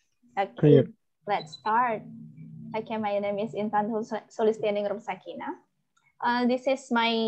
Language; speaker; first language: English; non-native, learner; Indonesian